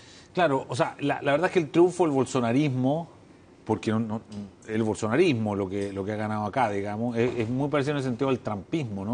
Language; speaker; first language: Spanish; native; Spanish